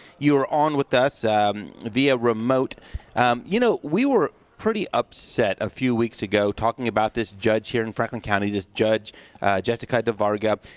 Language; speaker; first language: English; native; English